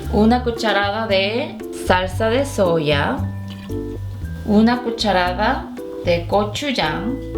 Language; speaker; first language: Spanish; non-native, fluent; Korean